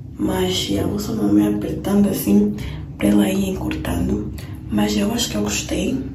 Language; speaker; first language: Portuguese; native; Portuguese